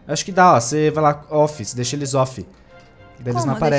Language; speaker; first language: Portuguese; native; Portuguese